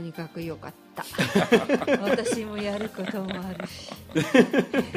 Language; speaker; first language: Japanese; non-native, fluent; Russian